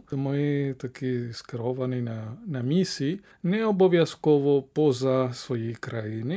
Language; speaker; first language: Ukrainian; non-native, fluent; Spanish